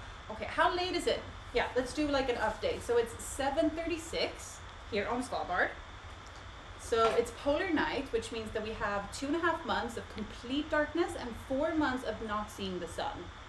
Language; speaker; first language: English; non-native, fluent; Swedish